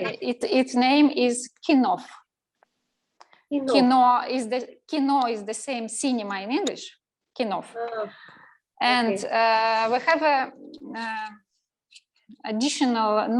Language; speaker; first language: English; non-native, learner; Russian